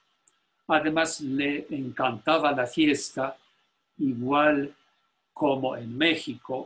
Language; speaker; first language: Spanish; non-native, fluent; Polish